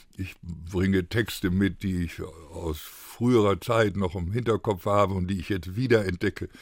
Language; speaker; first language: German; native; German